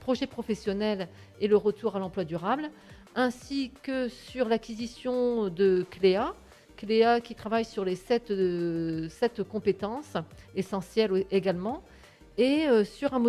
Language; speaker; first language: French; native; French